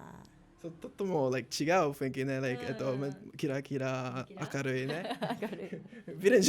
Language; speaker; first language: Japanese; non-native, learner; English